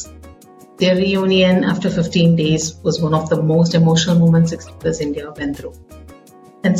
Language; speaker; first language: English; non-native, local second language; Tamil